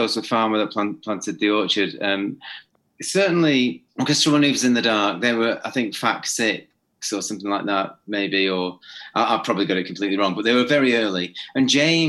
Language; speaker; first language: English; native; English